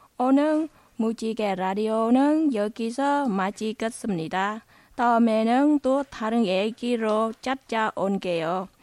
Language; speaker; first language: Korean; non-native, learner; Vietnamese